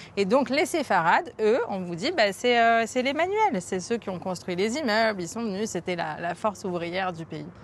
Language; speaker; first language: French; native; French